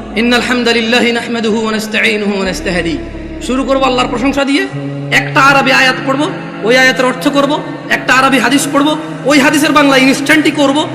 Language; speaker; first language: Bangla; early bilingual, heritage; Bangla